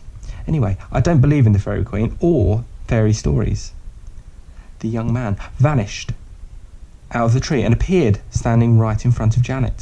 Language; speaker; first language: English; native; English